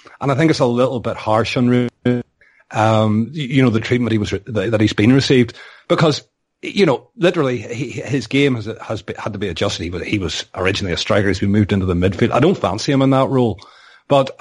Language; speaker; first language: English; native; English